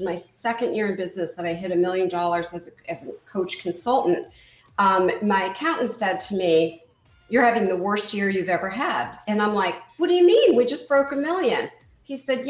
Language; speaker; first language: English; native; English